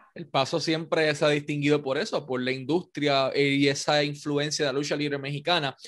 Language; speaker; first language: Spanish; native; Spanish